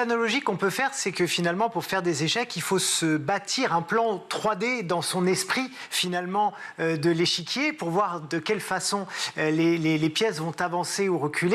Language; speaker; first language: French; native; French